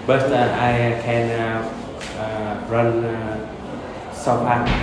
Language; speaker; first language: English; non-native, learner; Vietnamese